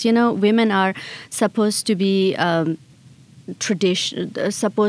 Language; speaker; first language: English; non-native, local second language; Khowar